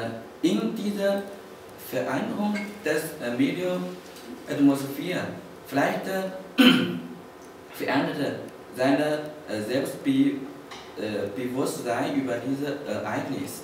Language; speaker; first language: German; non-native, learner; Chinese